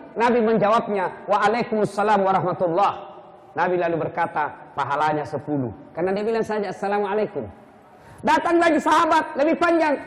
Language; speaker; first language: Indonesian; non-native, local second language; Buginese